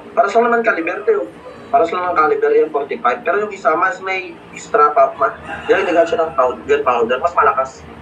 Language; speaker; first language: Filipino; non-native, local second language; Hiligaynon